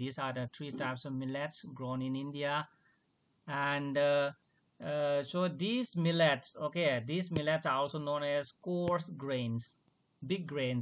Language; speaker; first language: English; non-native, local second language; Manipuri